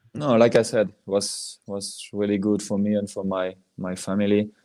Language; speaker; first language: English; non-native, learner; French